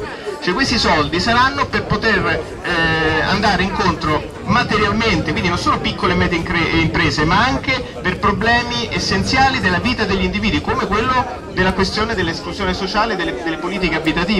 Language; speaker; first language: Italian; native; Italian